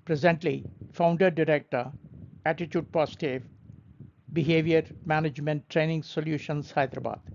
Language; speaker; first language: English; non-native, local second language; Telugu